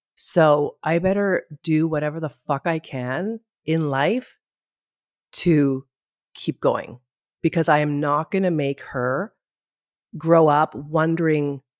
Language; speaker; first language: English; native; English